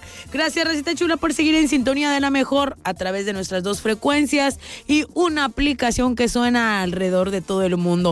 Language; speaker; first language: Spanish; native; Spanish